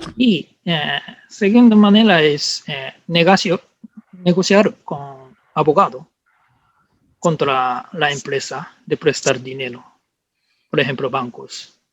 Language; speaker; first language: Spanish; non-native, learner; Japanese